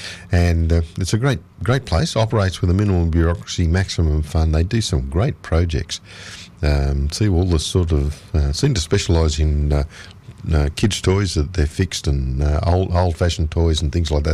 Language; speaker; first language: English; native; English